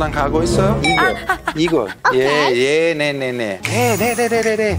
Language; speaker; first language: Korean; non-native, learner; Italian